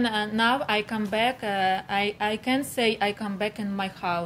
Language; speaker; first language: English; non-native, learner; Ukrainian